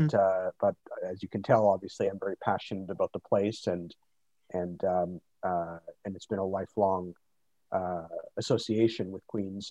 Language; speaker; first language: English; native; English